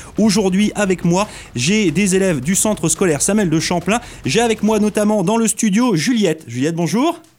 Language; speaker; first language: French; native; French